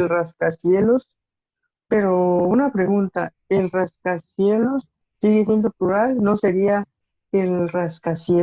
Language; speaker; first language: Spanish; non-native, learner; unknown